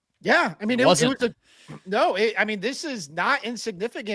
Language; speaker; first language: English; native; English